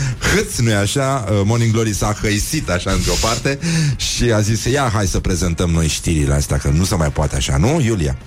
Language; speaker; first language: Romanian; native; Romanian